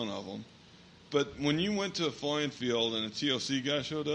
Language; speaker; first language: English; native; English